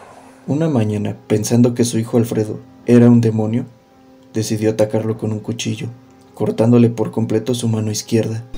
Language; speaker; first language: Spanish; native; Spanish